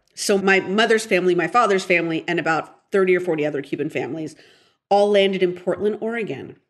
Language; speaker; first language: English; early bilingual, other home language; Spanish